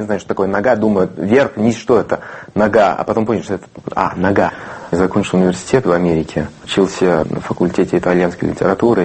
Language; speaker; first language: Russian; non-native, fluent; English